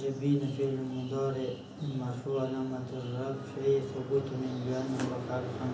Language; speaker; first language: Arabic; non-native, learner; Chechen